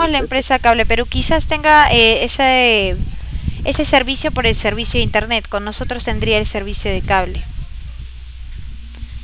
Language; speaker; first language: Spanish; native; Spanish